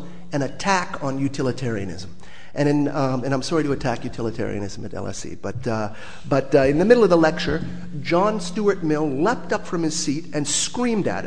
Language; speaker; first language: English; native; English